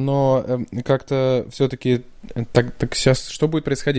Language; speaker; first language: Russian; native; Russian